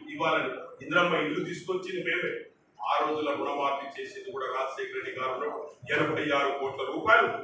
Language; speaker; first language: Telugu; non-native, local second language; Lambadi